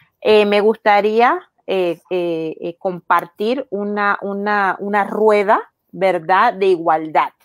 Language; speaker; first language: Spanish; native; Spanish